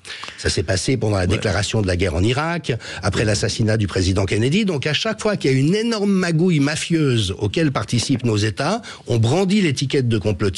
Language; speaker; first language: French; native; French